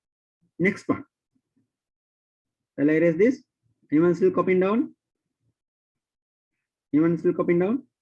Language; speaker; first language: English; non-native, local second language; Sinhala